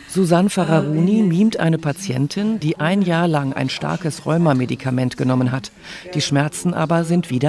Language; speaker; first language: German; native; German